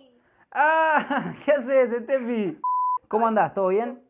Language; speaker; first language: Spanish; native; Spanish